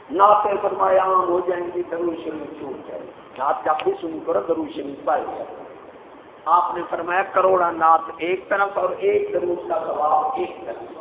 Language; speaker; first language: Urdu; non-native, local second language; Punjabi